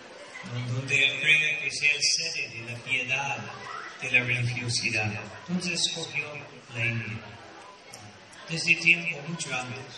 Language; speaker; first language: Spanish; non-native, fluent; Portuguese